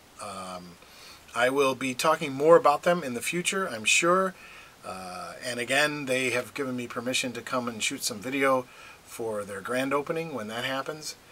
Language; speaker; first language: English; native; English